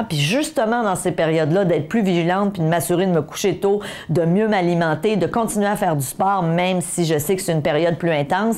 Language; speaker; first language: French; native; French